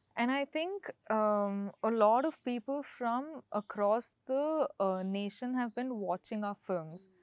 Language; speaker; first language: English; non-native, local second language; Kodava